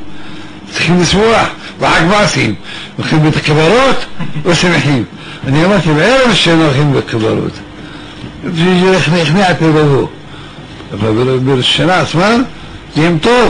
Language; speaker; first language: Hebrew; early bilingual, other home language; Arabic